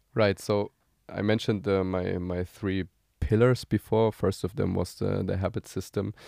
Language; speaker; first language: English; non-native, fluent; German